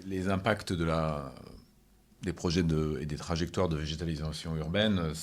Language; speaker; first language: French; native; French